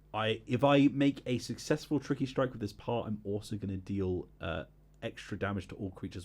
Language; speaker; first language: English; native; English